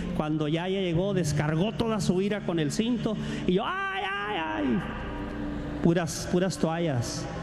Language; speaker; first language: Spanish; native; Spanish